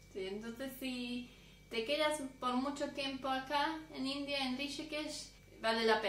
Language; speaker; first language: Spanish; non-native, fluent; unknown